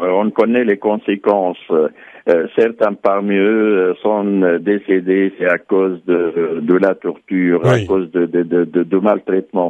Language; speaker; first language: French; non-native, fluent; Arabic